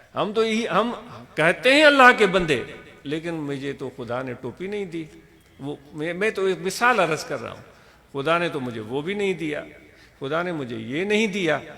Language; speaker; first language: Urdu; non-native, local second language; Sindhi